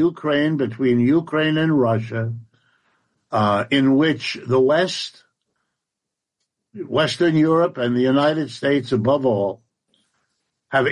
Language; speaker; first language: English; early bilingual, other home language; German